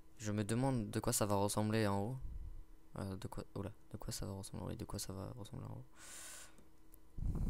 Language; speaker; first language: French; native; French